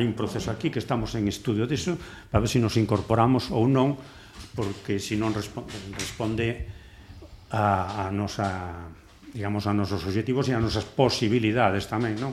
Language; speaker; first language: Galician; native; Galician